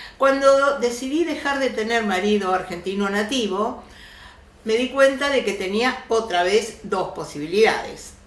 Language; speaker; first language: Spanish; early bilingual, other home language; Yiddish